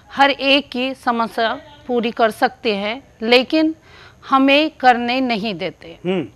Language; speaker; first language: Hindi; native; Hindi